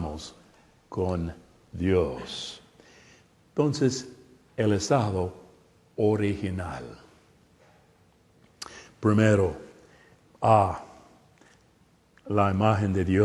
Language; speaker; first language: Spanish; non-native, fluent; English